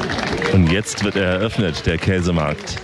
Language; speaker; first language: German; native; German